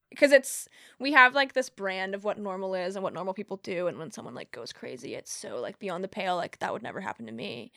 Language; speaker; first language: English; native; English